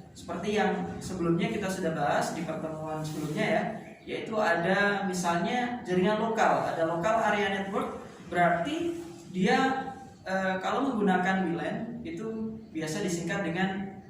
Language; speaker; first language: Indonesian; native; Indonesian